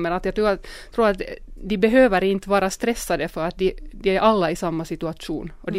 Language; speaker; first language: Swedish; non-native, local second language; Finnish